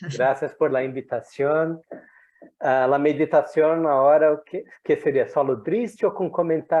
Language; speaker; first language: Spanish; non-native, fluent; Portuguese